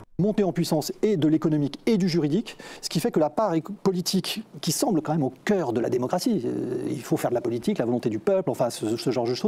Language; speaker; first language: French; native; French